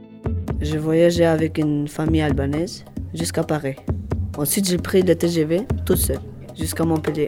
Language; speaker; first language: French; non-native, learner; Albanian